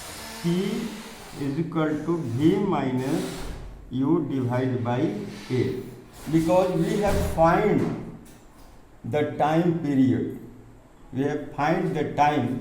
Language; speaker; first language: English; non-native, local second language; Hindi